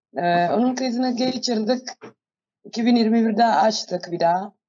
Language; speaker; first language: Turkish; non-native, learner; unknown